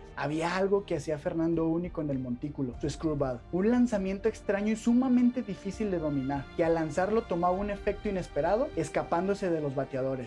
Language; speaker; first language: Spanish; native; Spanish